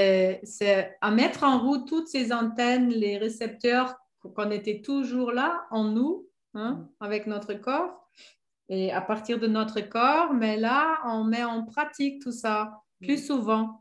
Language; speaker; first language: French; non-native, fluent; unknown